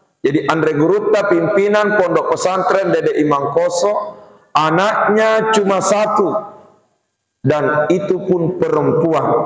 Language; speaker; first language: Malay; non-native, local second language; Buginese